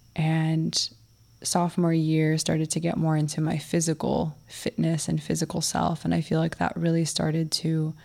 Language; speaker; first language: English; early bilingual, other home language; Russian